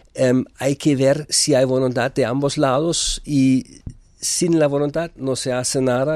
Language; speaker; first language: Spanish; non-native, fluent; German